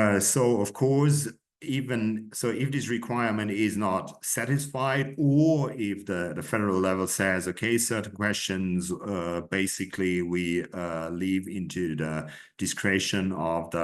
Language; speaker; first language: English; non-native, fluent; German